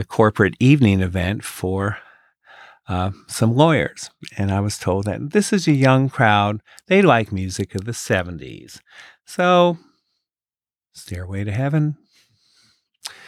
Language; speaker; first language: English; native; English